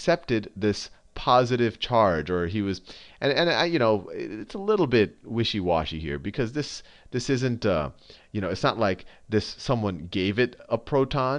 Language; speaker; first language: English; native; English